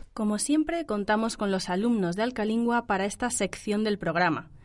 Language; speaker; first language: Spanish; native; Spanish